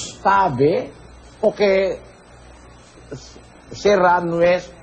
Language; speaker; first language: Spanish; non-native, learner; Filipino